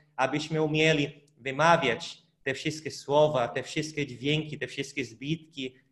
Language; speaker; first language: Polish; non-native, fluent; Portuguese